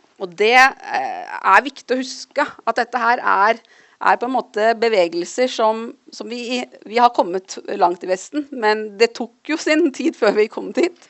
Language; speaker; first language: Norwegian; early bilingual, other home language; Urdu